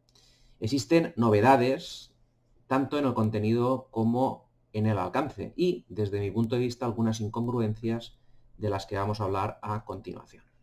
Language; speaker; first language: Spanish; native; Spanish